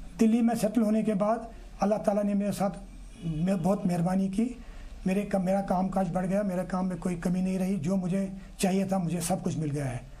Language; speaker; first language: Hindi; non-native, local second language; Kashmiri